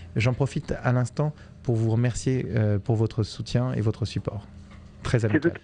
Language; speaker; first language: French; native; French